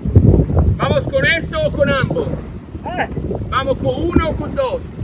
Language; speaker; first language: Spanish; non-native, learner; Italian